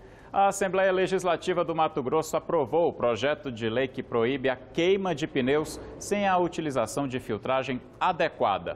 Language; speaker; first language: Portuguese; native; Portuguese